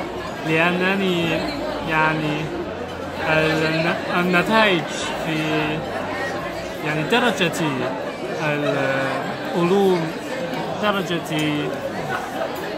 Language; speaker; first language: Arabic; non-native, learner; Chinese